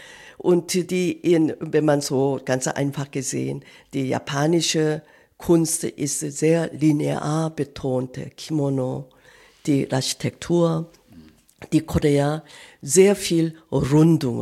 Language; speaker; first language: German; non-native, fluent; Korean